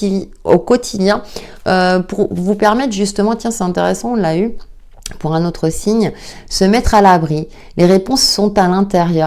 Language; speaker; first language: French; native; French